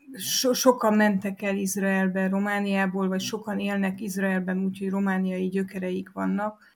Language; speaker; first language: Hungarian; native; Hungarian